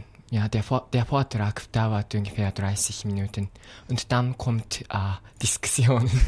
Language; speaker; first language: German; non-native, fluent; Japanese